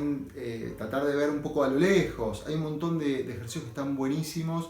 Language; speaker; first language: Spanish; native; Spanish